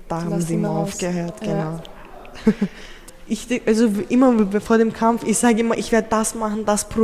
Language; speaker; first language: German; early bilingual, other home language; Turkish